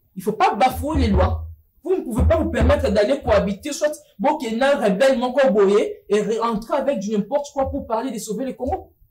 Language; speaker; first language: French; non-native, local second language; Lingala